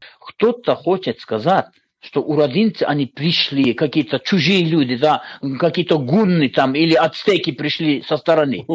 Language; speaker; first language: Russian; non-native, local second language; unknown